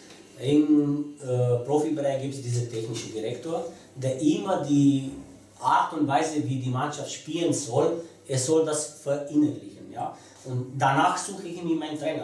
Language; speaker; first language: German; non-native, fluent; Romanian